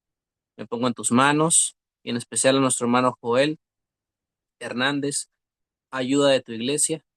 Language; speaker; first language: Spanish; native; Spanish